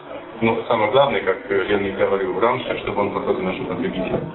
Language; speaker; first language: Russian; non-native, fluent; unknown